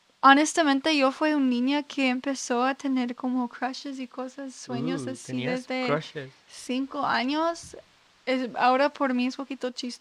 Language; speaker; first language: Spanish; non-native, learner; English